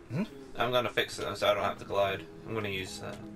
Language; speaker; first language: English; native; English